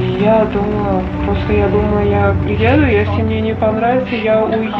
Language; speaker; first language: Russian; non-native, learner; Uzbek